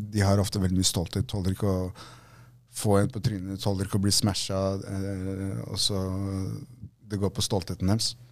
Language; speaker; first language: Norwegian; early bilingual, other home language; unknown